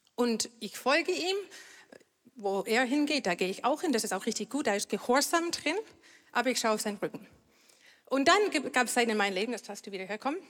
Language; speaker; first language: German; non-native, fluent; English